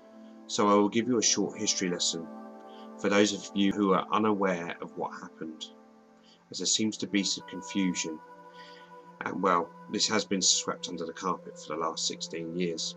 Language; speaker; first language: English; native; English